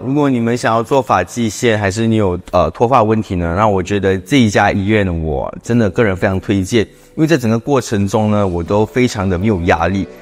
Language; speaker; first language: Chinese; native; Chinese